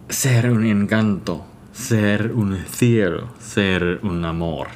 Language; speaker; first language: Spanish; non-native, learner; Thai